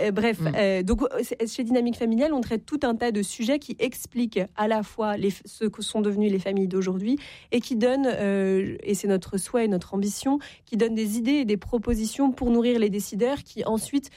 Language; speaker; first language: French; native; French